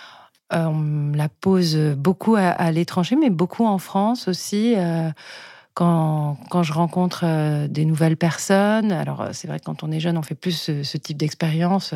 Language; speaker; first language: French; native; French